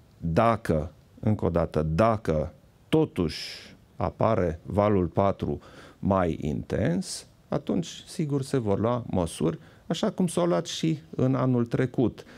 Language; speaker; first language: Romanian; non-native, local second language; German